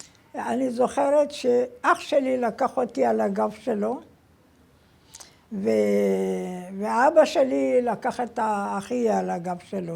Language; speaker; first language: Hebrew; non-native, fluent; Persian